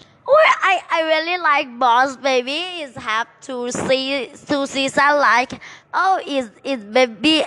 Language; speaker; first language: English; non-native, learner; Thai